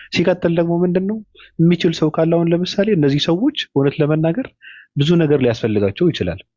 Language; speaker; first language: Amharic; native; Amharic